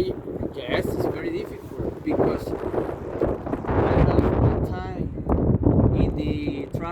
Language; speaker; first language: English; non-native, learner; Spanish